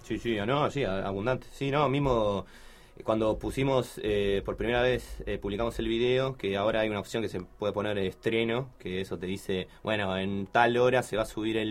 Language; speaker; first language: Spanish; native; Spanish